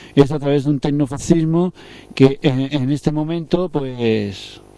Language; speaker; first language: Spanish; non-native, local second language; Catalan